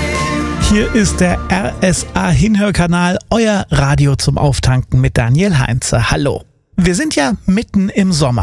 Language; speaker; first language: German; native; German